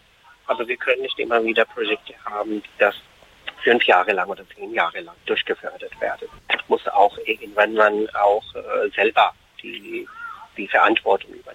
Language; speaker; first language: German; non-native, fluent; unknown